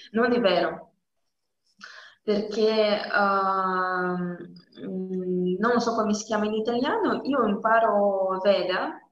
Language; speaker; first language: Italian; non-native, learner; Russian